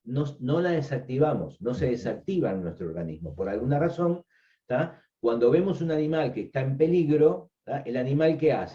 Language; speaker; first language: Spanish; native; Spanish